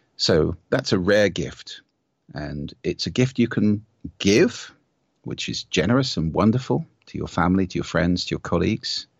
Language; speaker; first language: English; native; English